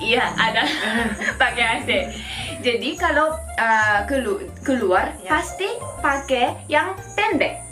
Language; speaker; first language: Indonesian; non-native, fluent; Japanese